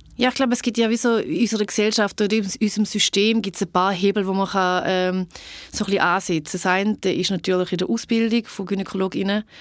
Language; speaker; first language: German; early bilingual, other home language; Albanian